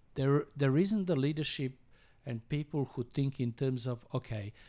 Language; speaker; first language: English; early bilingual, other home language; Croatian